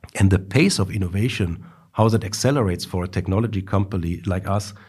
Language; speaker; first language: English; non-native, fluent; German